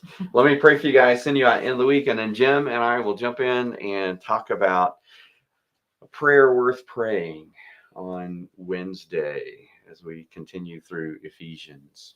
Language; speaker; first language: English; native; English